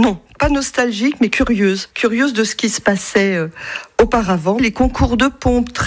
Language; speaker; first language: French; native; French